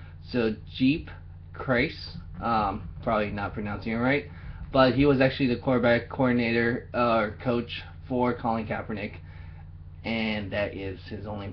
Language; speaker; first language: English; native; English